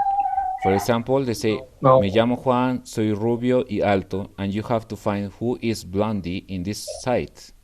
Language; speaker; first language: English; non-native, learner; Spanish